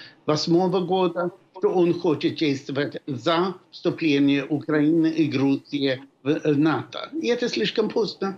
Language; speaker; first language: Russian; non-native, fluent; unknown